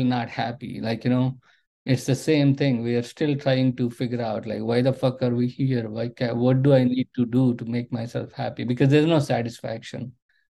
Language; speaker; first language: English; non-native, local second language; Telugu